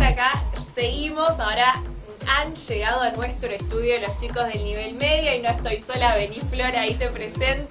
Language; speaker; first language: Spanish; native; Spanish